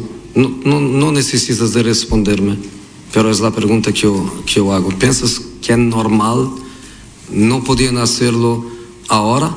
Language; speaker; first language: Spanish; non-native, fluent; Portuguese